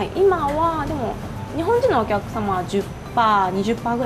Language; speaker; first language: Japanese; native; Japanese